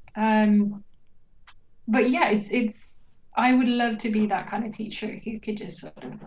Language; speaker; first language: English; non-native, fluent; Norwegian